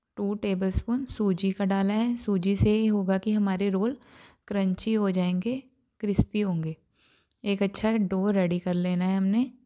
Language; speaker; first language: Hindi; non-native, local second language; Punjabi